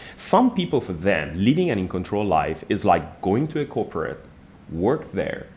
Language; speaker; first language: English; non-native, fluent; Persian